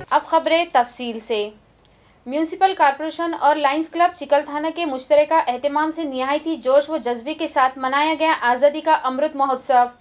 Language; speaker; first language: Urdu; native; Urdu